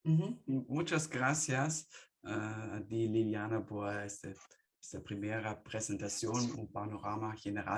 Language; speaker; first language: Spanish; non-native, fluent; German